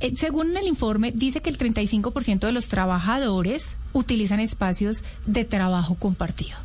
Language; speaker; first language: Spanish; native; Spanish